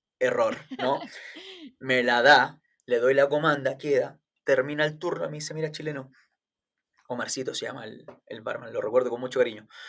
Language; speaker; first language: Spanish; native; Spanish